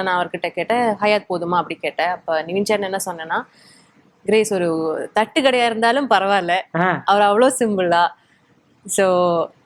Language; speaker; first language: Tamil; non-native, learner; Malayalam